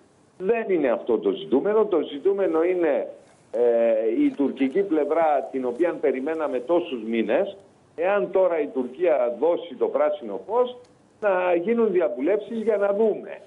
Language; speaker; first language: Greek; native; Greek